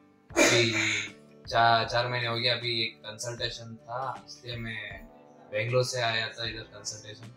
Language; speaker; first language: Hindi; non-native, local second language; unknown